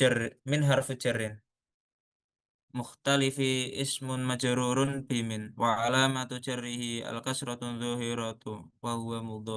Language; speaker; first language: Arabic; non-native, learner; Indonesian